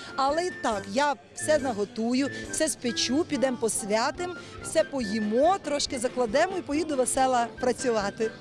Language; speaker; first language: Ukrainian; native; Ukrainian